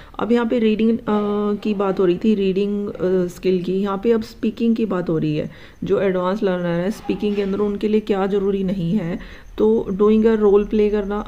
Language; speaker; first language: Hindi; native; Hindi